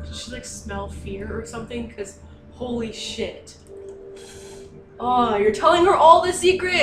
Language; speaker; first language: English; native; English